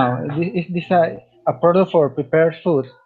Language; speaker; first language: English; non-native, learner; Spanish